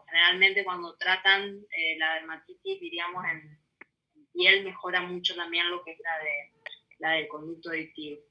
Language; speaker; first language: Spanish; native; Spanish